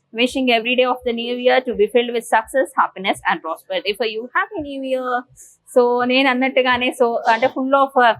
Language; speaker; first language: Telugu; native; Telugu